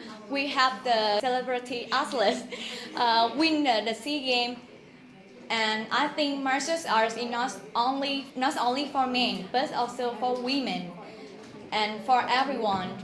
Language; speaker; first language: English; non-native, learner; Vietnamese